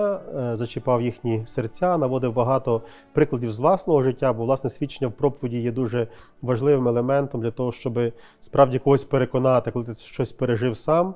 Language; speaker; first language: Ukrainian; native; Ukrainian